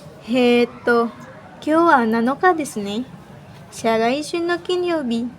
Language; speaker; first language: Japanese; non-native, learner; Indonesian